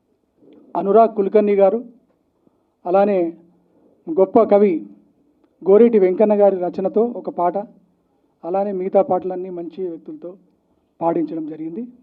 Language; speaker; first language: Telugu; native; Telugu